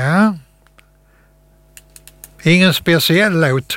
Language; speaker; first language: Swedish; native; Swedish